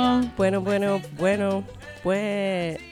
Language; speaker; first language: Spanish; non-native, learner; English